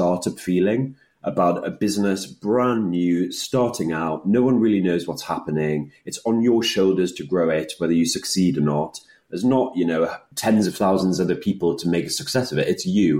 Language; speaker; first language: English; native; English